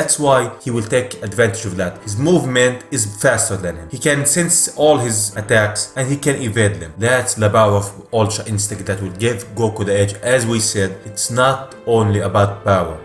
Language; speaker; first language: English; non-native, fluent; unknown